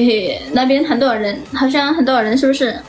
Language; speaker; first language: Chinese; non-native, learner; Indonesian